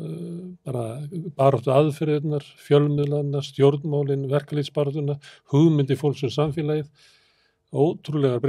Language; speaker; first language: Icelandic; native; Icelandic